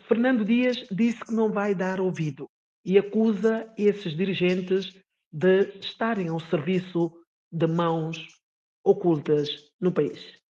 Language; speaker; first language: Portuguese; non-native, local second language; Upper Guinea Crioulo